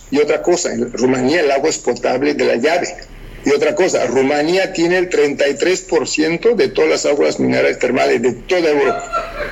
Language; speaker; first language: Spanish; non-native, fluent; Romanian